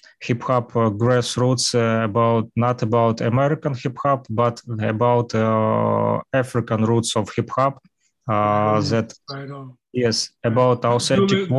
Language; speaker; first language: English; non-native, learner; Russian